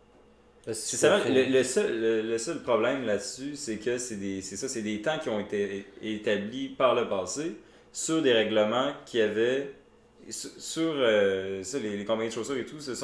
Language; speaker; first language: French; native; French